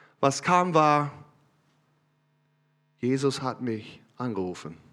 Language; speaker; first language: German; non-native, learner; English